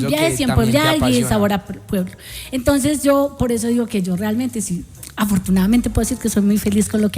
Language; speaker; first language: Spanish; native; Spanish